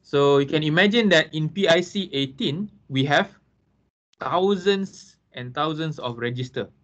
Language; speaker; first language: English; non-native, local second language; Malay